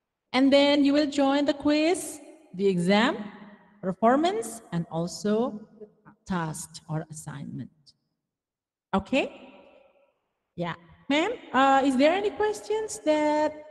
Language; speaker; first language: English; non-native, fluent; Indonesian